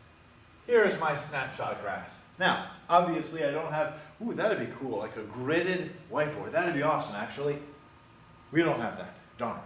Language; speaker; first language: English; native; English